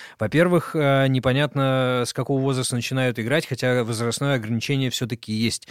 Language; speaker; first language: Russian; native; Russian